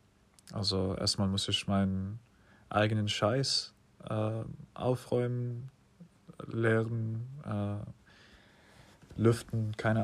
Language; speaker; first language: German; non-native, fluent; English